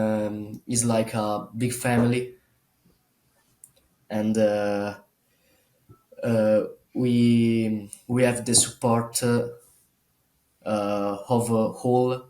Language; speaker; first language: English; non-native, learner; Italian